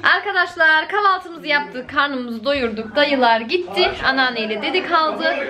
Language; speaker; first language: Turkish; early bilingual, heritage; Turkish